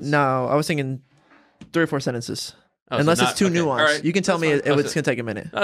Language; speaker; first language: English; native; English